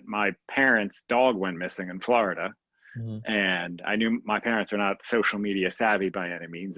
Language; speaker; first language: English; native; English